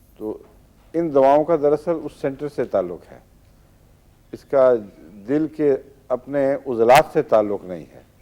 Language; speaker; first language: Urdu; native; Urdu